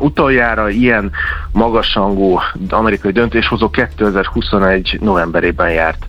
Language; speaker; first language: Hungarian; native; Hungarian